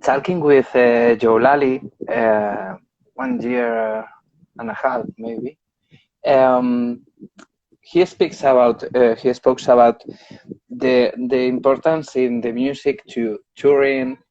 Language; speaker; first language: English; non-native, learner; Spanish